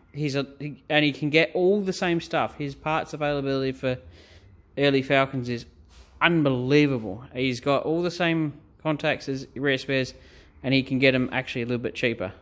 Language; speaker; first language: English; native; English